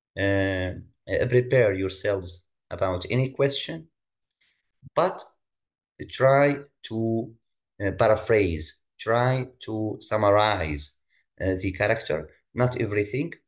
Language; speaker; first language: English; non-native, fluent; Arabic